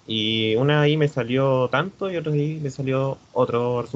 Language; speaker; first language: Spanish; native; Spanish